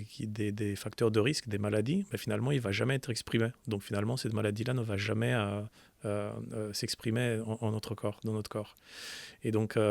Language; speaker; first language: French; native; French